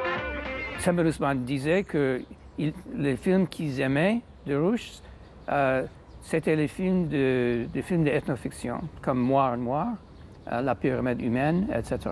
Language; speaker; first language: French; non-native, fluent; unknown